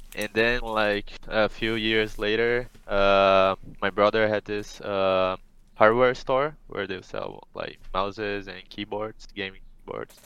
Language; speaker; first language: English; non-native, fluent; Portuguese